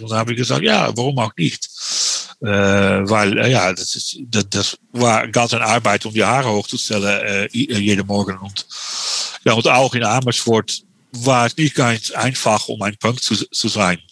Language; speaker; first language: German; non-native, learner; Dutch